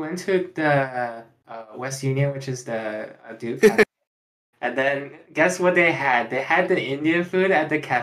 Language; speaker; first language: English; non-native, fluent; Chinese